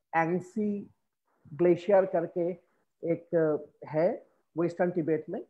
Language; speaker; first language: Hindi; non-native, local second language; Assamese